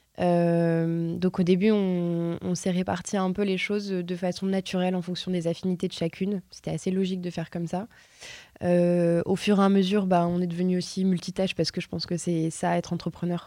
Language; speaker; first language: French; native; French